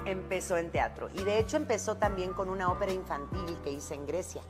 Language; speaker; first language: Spanish; early bilingual, other home language; Romanian